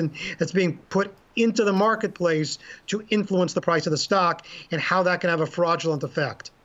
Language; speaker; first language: English; native; English